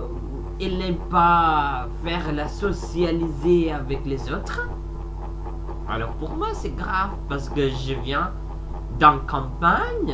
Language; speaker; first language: French; non-native, learner; Sasak